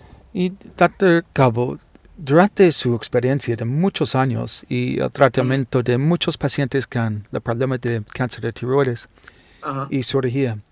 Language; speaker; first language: Spanish; non-native, learner; English